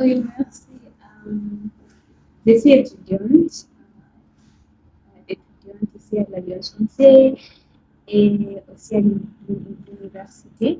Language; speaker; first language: French; non-native, learner; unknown